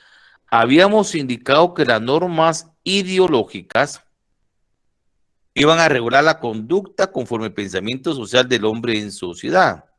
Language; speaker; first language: Spanish; native; Spanish